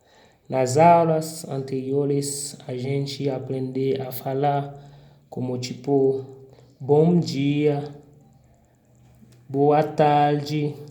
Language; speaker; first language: Portuguese; non-native, fluent; Haitian Creole